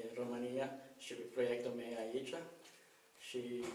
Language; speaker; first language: Romanian; non-native, learner; English